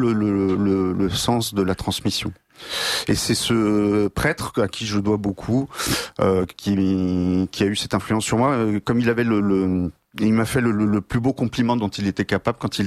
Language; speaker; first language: French; native; French